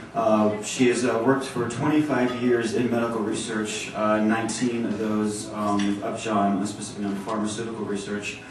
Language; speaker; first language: English; native; English